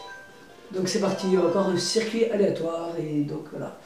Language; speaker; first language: French; native; French